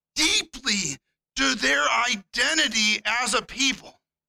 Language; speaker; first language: English; native; English